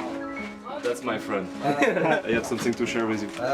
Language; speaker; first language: English; non-native, learner; French